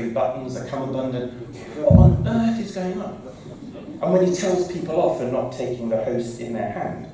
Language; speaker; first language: English; native; English